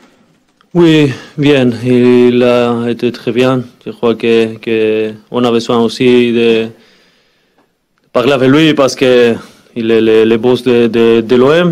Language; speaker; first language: French; non-native, learner; Spanish